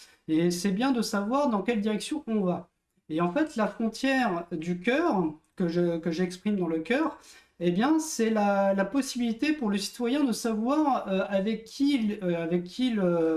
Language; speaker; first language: French; native; French